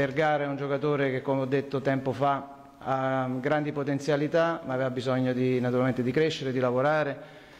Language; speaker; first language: Italian; native; Italian